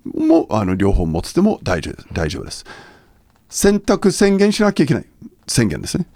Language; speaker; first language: Japanese; non-native, fluent; English